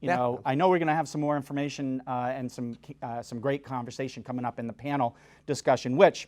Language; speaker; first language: English; native; English